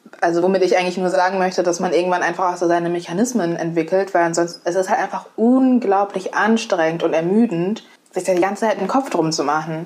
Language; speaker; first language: German; native; German